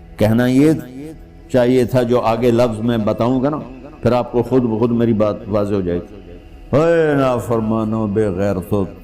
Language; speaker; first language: Urdu; non-native, local second language; Punjabi